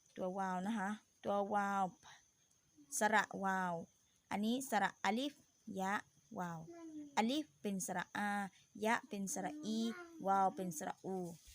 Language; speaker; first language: Thai; non-native, local second language; Pattani Malay